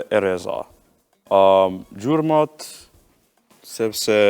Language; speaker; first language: Albanian; non-native, learner; English